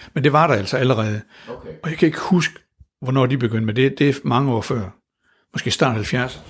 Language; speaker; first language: Danish; native; Danish